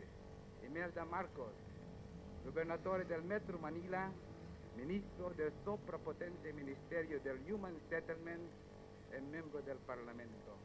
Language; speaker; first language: Italian; non-native, fluent; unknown